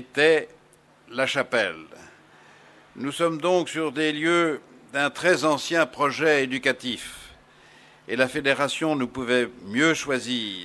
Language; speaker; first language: French; native; French